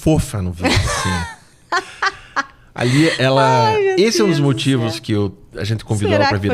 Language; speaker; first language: Portuguese; native; Portuguese